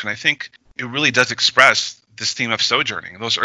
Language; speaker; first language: English; native; English